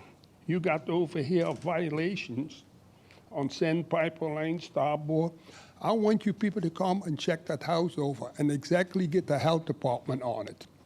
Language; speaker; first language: English; native; English